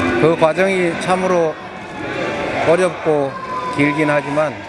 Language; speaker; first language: Korean; native; Korean